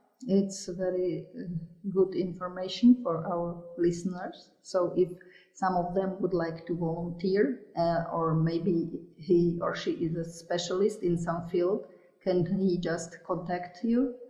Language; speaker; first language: English; non-native, fluent; Slovak